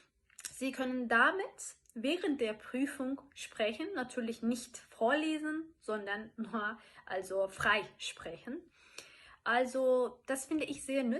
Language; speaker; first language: German; non-native, fluent; Turkish